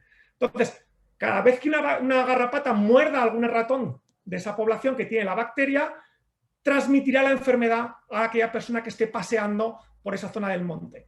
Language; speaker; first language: Spanish; native; Spanish